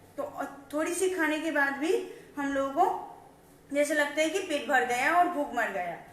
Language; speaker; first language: Hindi; non-native, local second language; Marathi